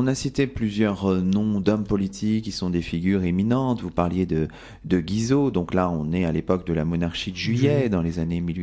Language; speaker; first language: French; native; French